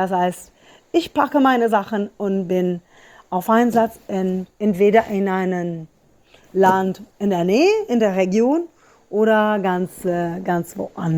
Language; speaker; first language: German; non-native, fluent; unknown